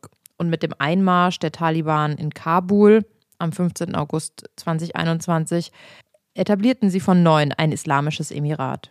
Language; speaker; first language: German; native; German